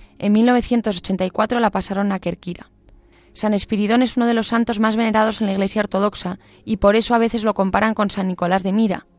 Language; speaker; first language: Spanish; native; Spanish